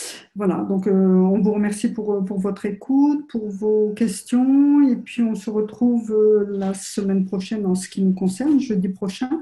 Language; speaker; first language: French; native; French